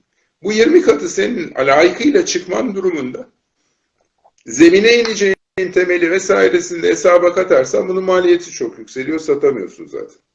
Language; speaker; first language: Turkish; native; Turkish